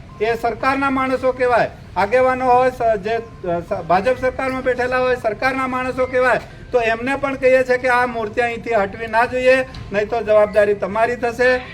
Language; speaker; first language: Gujarati; non-native, local second language; Bhili